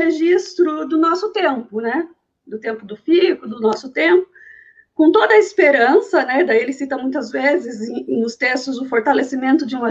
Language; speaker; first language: Portuguese; native; Portuguese